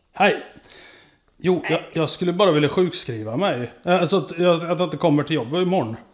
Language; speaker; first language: Swedish; native; Swedish